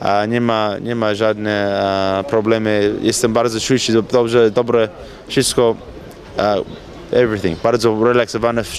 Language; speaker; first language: Polish; early bilingual, heritage; Polish